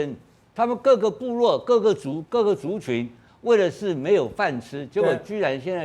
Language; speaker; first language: Chinese; native; Chinese